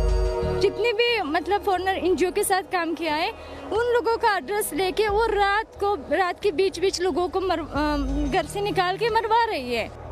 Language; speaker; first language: Hindi; non-native, learner; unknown